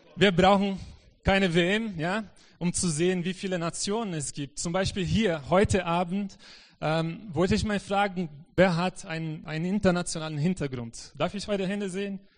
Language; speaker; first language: German; non-native, fluent; Portuguese